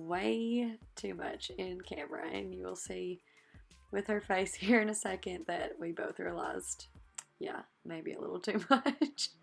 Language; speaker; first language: English; native; English